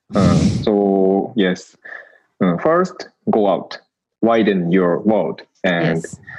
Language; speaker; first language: English; non-native, learner; Japanese